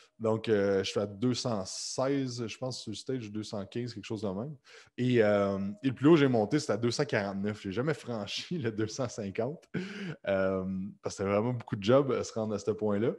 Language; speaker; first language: French; native; French